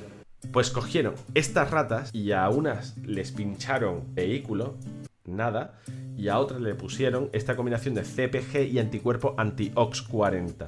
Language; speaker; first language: Spanish; native; Spanish